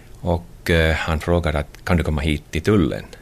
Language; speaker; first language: Swedish; non-native, local second language; Finnish